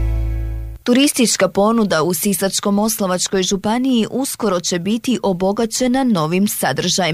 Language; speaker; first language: Serbian; native; Serbian